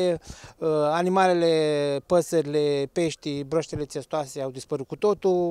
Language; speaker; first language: Romanian; native; Romanian